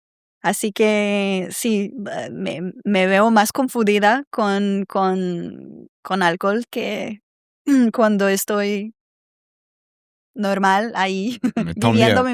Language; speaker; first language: Spanish; non-native, fluent; Serbian